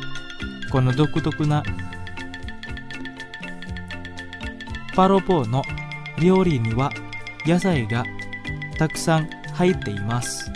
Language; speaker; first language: Japanese; non-native, fluent; Indonesian